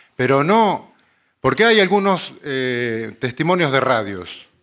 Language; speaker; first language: Spanish; native; Spanish